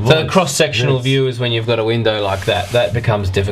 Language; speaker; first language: English; native; English